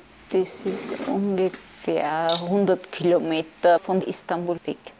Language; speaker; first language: German; early bilingual, other home language; Turkish